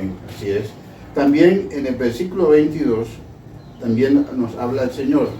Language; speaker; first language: Spanish; native; Spanish